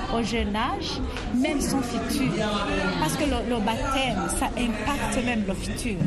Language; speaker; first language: French; non-native, local second language; Rundi